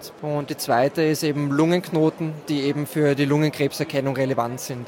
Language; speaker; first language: German; native; German